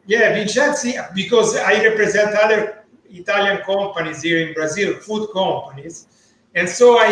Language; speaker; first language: English; non-native, learner; Italian